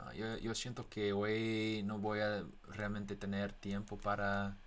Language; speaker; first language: Spanish; non-native, fluent; English